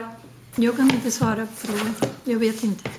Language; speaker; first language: Swedish; non-native, learner; Spanish